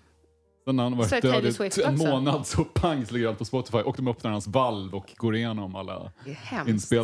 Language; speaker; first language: Swedish; native; Swedish